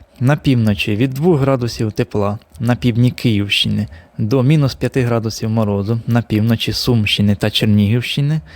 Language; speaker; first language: Ukrainian; native; Ukrainian